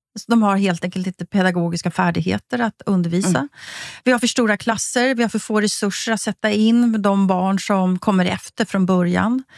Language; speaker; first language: Swedish; native; Swedish